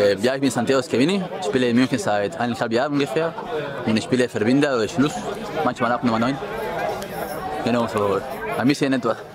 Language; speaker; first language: German; non-native, fluent; Spanish